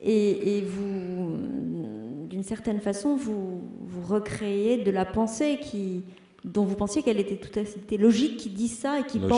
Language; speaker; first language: French; native; French